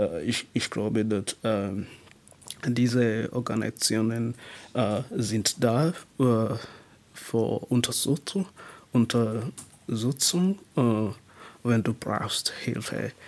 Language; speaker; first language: German; non-native, learner; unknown